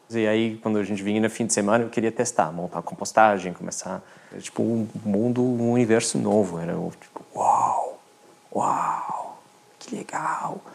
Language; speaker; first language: Portuguese; non-native, fluent; French